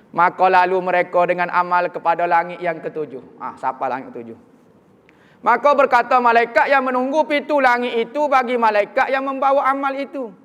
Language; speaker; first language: Malay; native; Malay